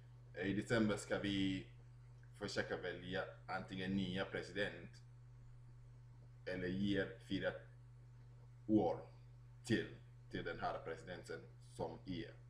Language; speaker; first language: Swedish; non-native, fluent; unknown